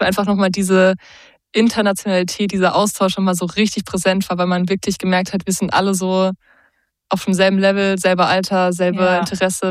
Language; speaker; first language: German; native; German